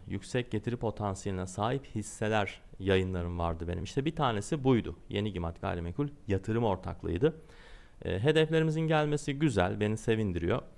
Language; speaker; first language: Turkish; native; Turkish